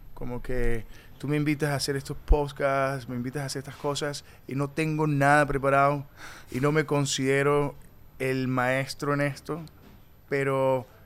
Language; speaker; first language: Spanish; native; Spanish